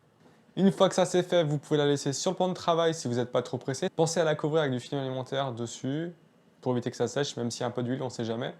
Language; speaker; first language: French; native; French